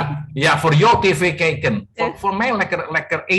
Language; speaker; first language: Dutch; non-native, learner; Indonesian